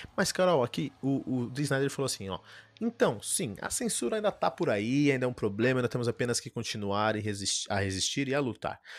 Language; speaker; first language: Portuguese; early bilingual, heritage; Portuguese